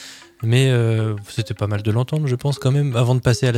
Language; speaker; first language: French; native; French